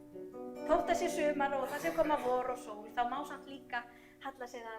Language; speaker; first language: Icelandic; native; Icelandic